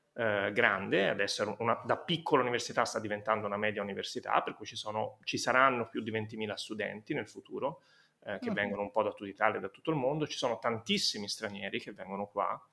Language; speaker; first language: Italian; native; Italian